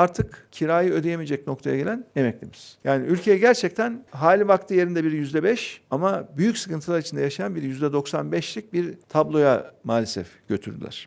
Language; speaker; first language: Turkish; native; Turkish